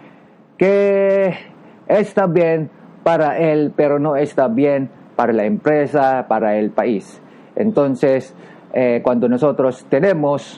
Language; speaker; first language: Spanish; non-native, learner; Japanese